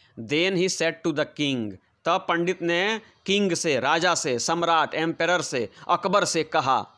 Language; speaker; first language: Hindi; non-native, local second language; Bhojpuri